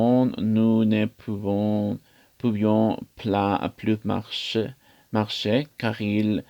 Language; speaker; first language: French; non-native, learner; Spanish